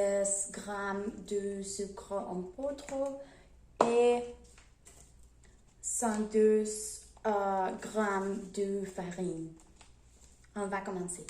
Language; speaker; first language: French; non-native, learner; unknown